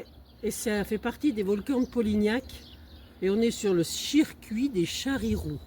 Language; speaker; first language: French; native; French